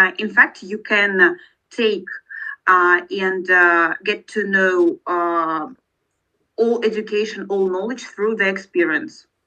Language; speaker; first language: English; non-native, learner; Russian